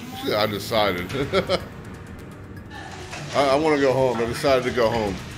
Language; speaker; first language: English; native; English